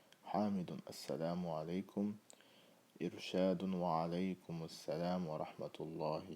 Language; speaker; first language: Arabic; non-native, fluent; English